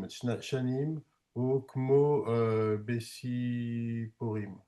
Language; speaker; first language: Hebrew; non-native, learner; French